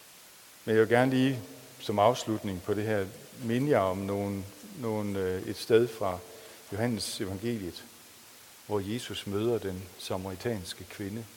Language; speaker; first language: Danish; native; Danish